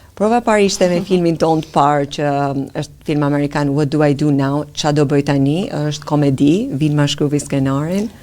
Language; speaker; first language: Albanian; native; Albanian